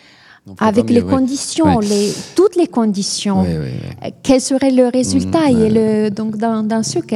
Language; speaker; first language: French; non-native, fluent; Romanian